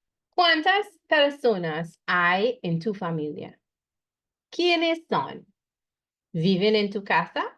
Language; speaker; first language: Spanish; non-native, fluent; English